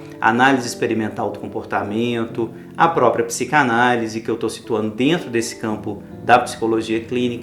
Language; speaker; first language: Portuguese; native; Portuguese